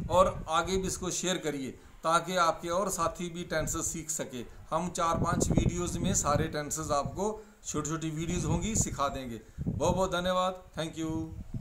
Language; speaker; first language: Hindi; non-native, local second language; Punjabi